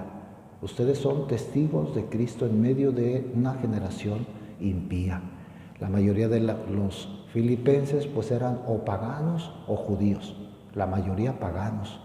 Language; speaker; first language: Spanish; native; Spanish